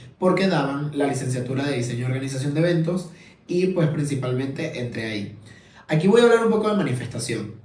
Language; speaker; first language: Spanish; native; Spanish